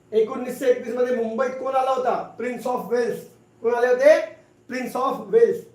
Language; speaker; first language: Marathi; non-native, local second language; Hindi